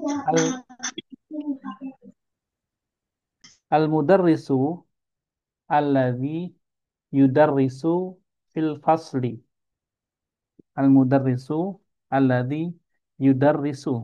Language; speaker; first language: Arabic; non-native, fluent; Indonesian